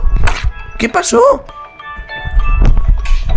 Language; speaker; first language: Spanish; native; Spanish